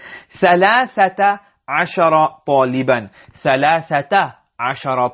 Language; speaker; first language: Arabic; non-native, fluent; English